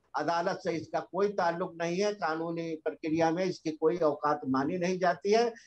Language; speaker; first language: Hindi; native; Hindi